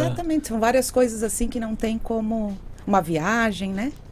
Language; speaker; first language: Portuguese; native; Portuguese